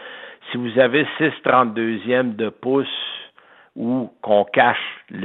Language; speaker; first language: French; native; French